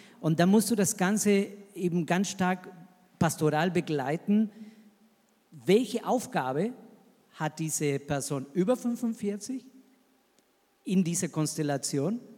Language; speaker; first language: German; non-native, fluent; Spanish